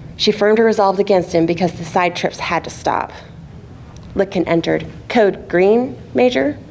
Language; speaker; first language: English; native; English